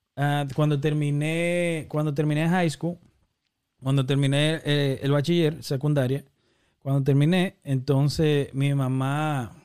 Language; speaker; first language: Spanish; native; Spanish